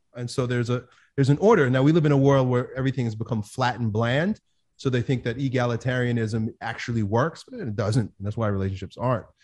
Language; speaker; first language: English; native; English